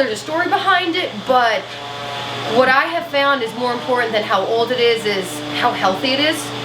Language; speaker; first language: English; native; English